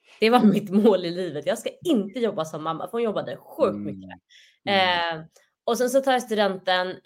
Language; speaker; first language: Swedish; early bilingual, other home language; Somali